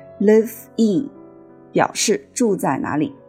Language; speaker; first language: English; non-native, fluent; Chinese